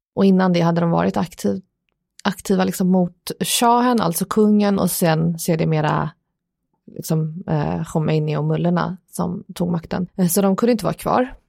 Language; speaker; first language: Swedish; early bilingual, other home language; Persian